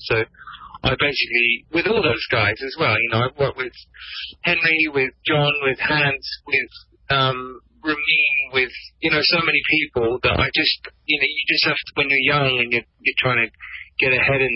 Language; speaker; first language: English; native; English